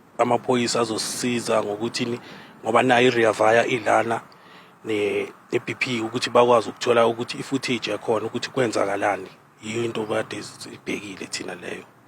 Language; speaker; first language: Zulu; native; Zulu